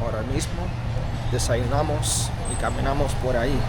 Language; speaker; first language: Spanish; non-native, learner; English